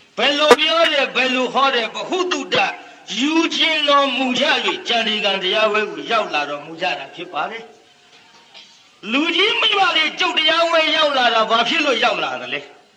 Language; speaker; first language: Burmese; native; Burmese